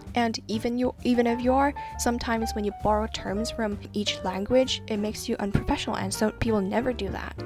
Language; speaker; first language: English; non-native, local second language; Cantonese